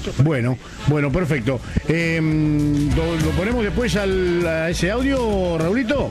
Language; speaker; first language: Spanish; native; Spanish